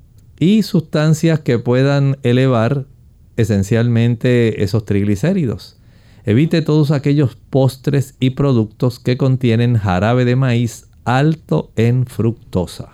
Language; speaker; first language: Spanish; native; Spanish